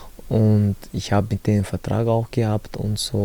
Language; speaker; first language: German; non-native, learner; Chechen